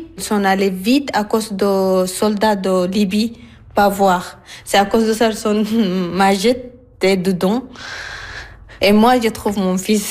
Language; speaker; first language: French; non-native, learner; Arabic